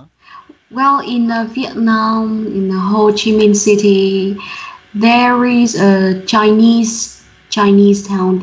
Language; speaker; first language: English; non-native, learner; Vietnamese